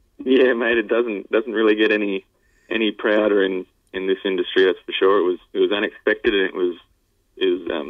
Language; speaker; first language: English; native; English